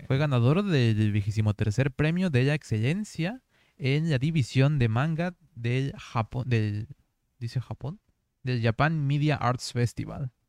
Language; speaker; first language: Spanish; native; Spanish